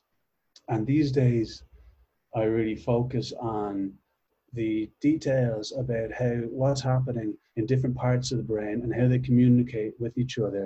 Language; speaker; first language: English; native; English